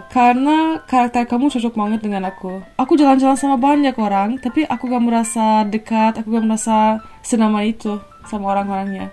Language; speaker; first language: Indonesian; non-native, fluent; Turkish